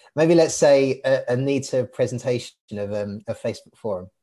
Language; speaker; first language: English; native; English